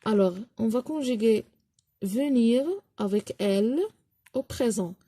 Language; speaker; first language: French; non-native, local second language; Arabic